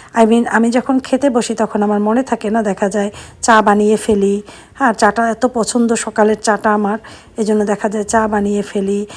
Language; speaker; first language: Bangla; native; Bangla